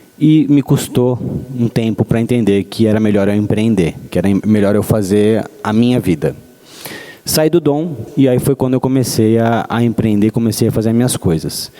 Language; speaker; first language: Portuguese; native; Portuguese